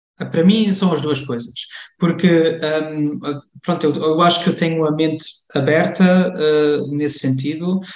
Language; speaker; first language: Portuguese; early bilingual, heritage; Portuguese